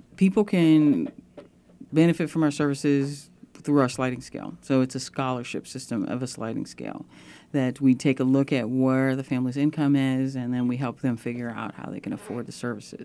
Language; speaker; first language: English; native; English